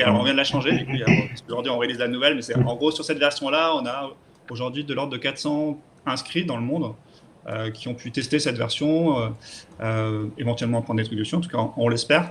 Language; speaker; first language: French; native; French